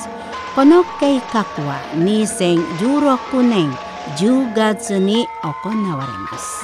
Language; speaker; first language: Japanese; non-native, learner; Indonesian